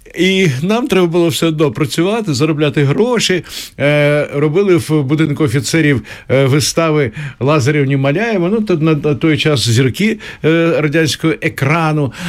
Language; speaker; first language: Ukrainian; native; Ukrainian